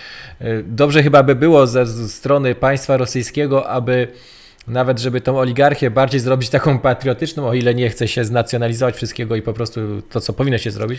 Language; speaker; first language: Polish; native; Polish